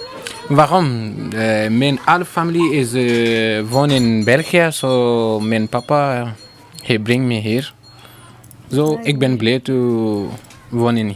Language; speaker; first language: Dutch; non-native, learner; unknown